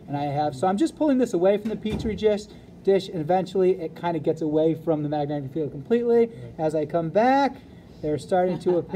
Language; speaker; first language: English; native; English